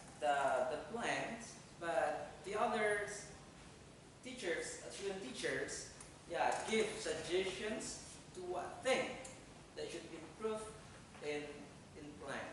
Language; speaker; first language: English; non-native, fluent; Indonesian